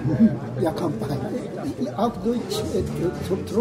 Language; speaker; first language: German; non-native, learner; Japanese